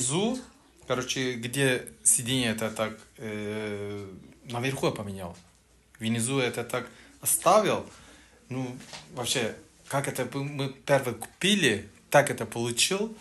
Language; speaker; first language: Russian; non-native, learner; Turkish